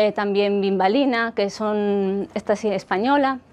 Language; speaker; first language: Spanish; native; Spanish